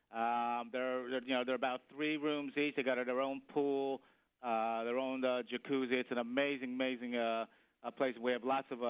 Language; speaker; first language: English; native; English